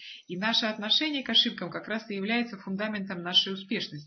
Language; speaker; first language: Russian; native; Russian